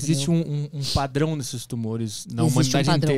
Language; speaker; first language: Portuguese; native; Portuguese